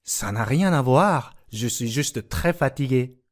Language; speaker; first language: French; non-native, fluent; Japanese